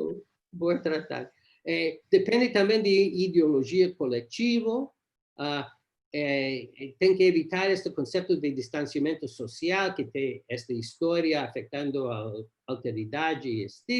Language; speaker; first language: Portuguese; non-native, learner; English